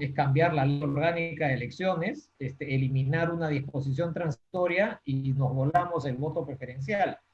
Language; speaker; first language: Spanish; native; Spanish